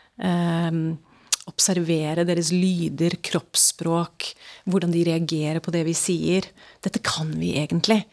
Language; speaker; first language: Norwegian; early bilingual, other home language; English